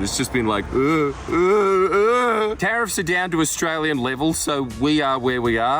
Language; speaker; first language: English; native; English